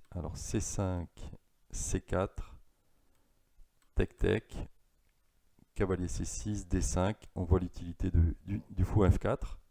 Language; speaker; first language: French; native; French